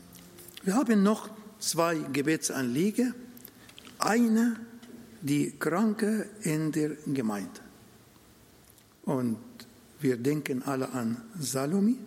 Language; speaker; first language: German; non-native, learner; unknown